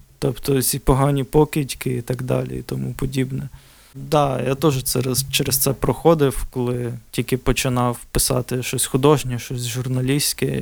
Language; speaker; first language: Ukrainian; non-native, local second language; Russian